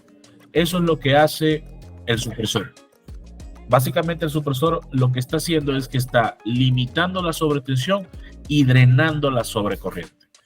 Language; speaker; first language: Spanish; native; Spanish